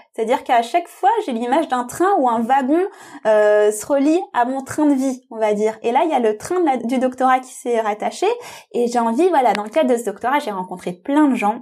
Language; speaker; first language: French; native; French